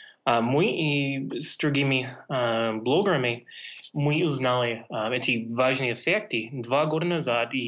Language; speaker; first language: Russian; non-native, fluent; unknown